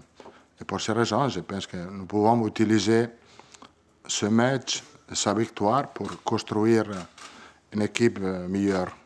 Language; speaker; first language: French; non-native, learner; Italian